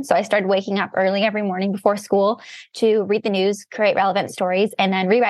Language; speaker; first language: English; native; English